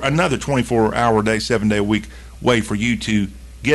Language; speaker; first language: English; native; English